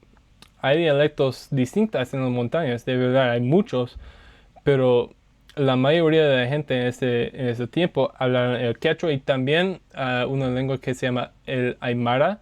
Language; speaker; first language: Spanish; non-native, learner; English